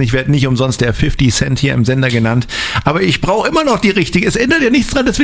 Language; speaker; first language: German; native; German